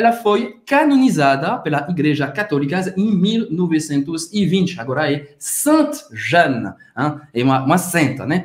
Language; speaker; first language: Portuguese; non-native, fluent; French